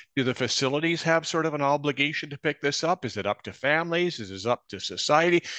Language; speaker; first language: English; native; English